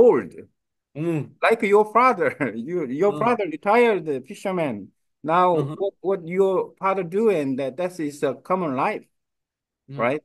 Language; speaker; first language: English; non-native, learner; Korean